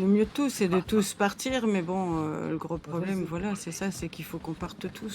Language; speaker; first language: French; native; French